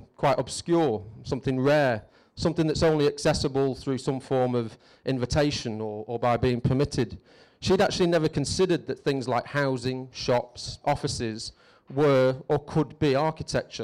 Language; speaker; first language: English; native; English